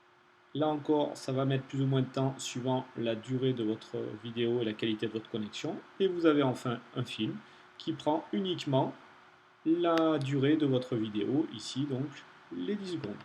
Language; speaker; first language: French; native; French